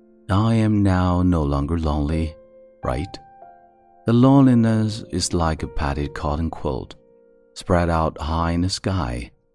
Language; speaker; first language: English; non-native, fluent; Chinese